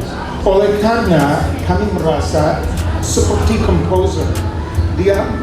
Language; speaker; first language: Indonesian; non-native, fluent; English